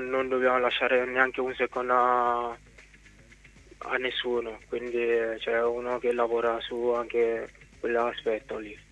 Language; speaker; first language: Italian; non-native, fluent; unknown